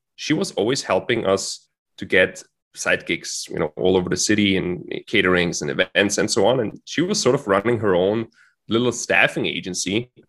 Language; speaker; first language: English; non-native, fluent; German